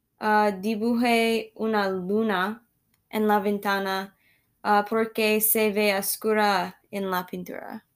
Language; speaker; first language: Spanish; non-native, learner; English